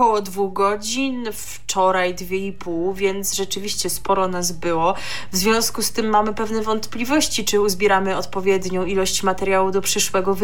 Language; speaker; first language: Polish; native; Polish